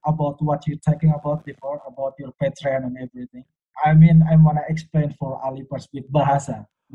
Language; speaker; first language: English; non-native, learner; Indonesian